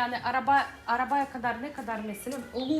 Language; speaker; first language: Turkish; non-native, learner; Russian